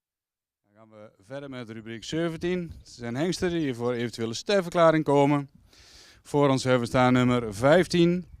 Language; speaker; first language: Dutch; native; Dutch